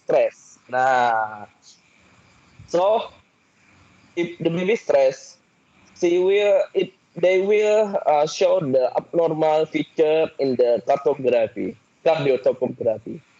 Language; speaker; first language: English; non-native, learner; Indonesian